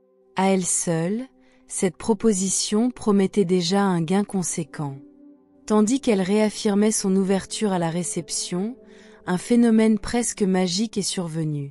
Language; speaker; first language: French; native; French